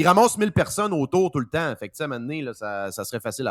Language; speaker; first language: French; native; French